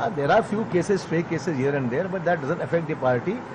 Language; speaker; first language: English; non-native, local second language; Marathi